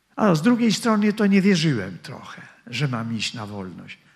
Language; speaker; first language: Polish; native; Polish